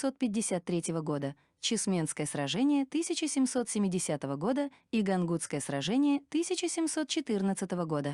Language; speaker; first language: Russian; native; Russian